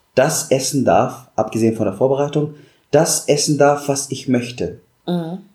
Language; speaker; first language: German; non-native, fluent; Arabic